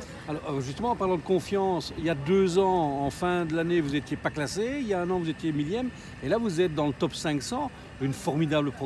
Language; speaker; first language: French; native; French